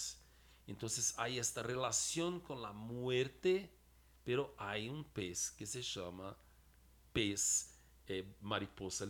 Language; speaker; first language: Spanish; non-native, fluent; Portuguese